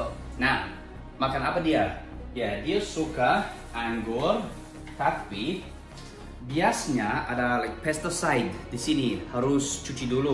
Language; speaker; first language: Indonesian; non-native, learner; English